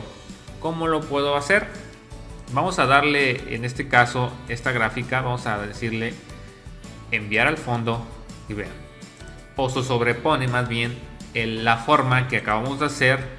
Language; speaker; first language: Spanish; native; Spanish